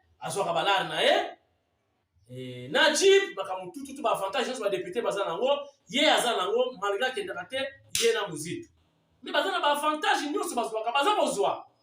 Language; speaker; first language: Lingala; non-native, local second language; Kongo